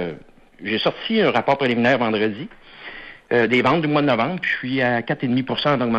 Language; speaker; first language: French; native; French